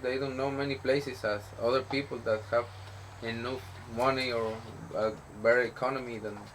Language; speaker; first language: English; non-native, learner; Spanish